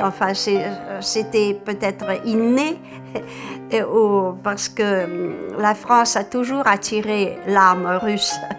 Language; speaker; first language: French; early bilingual, other home language; Russian